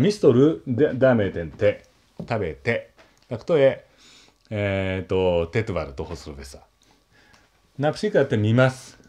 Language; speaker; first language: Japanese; non-native, learner; Czech